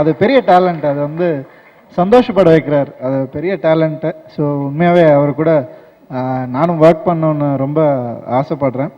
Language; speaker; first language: Tamil; native; Tamil